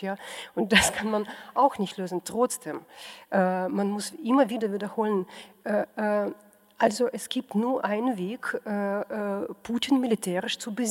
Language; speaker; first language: German; non-native, fluent; Russian